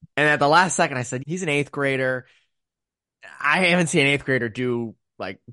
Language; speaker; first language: English; native; English